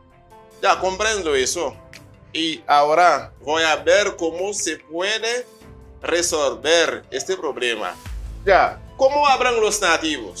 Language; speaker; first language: Spanish; non-native, fluent; Haitian Creole